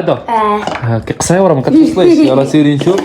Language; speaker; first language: Arabic; native; Arabic